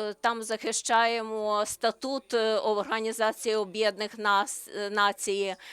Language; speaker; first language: Ukrainian; non-native, learner; Slovenian